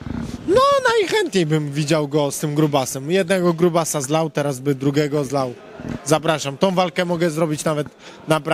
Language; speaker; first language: Polish; native; Polish